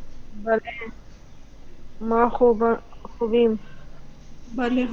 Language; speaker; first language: Persian; non-native, learner; Urdu